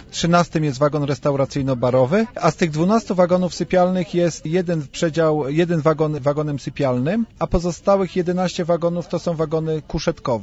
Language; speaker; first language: Polish; native; Polish